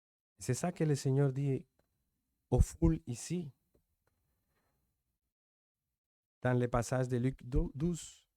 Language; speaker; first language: French; non-native, fluent; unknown